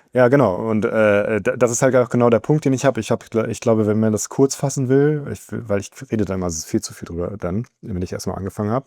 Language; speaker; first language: German; native; German